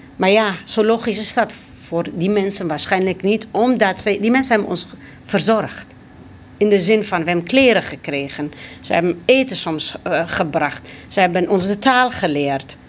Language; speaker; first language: Dutch; early bilingual, other home language; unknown